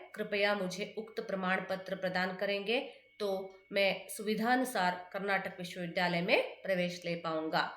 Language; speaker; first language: Hindi; non-native, local second language; Kannada